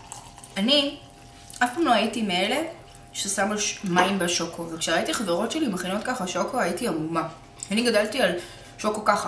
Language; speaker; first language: Hebrew; native; Hebrew